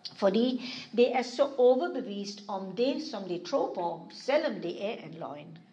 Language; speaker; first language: Danish; non-native, fluent; English